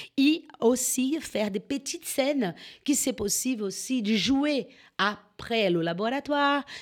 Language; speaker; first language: French; non-native, fluent; Portuguese